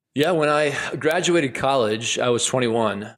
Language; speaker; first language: English; native; English